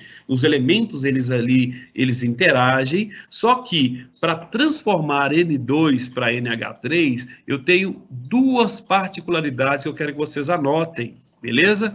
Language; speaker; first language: Portuguese; native; Portuguese